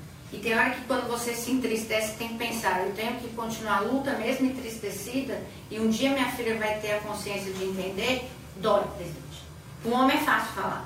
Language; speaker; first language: Portuguese; native; Portuguese